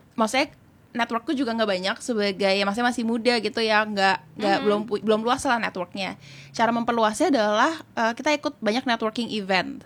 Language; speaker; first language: Indonesian; native; Indonesian